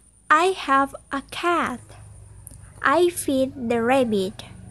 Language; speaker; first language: English; non-native, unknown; Indonesian